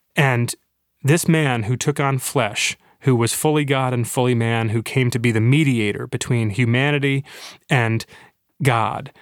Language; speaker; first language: English; native; English